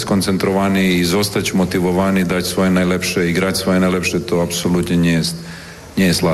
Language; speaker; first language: Polish; non-native, learner; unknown